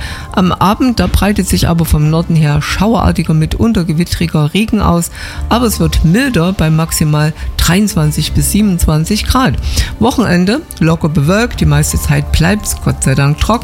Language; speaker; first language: German; native; German